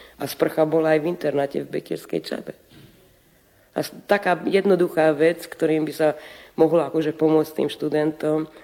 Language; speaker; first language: Slovak; native; Slovak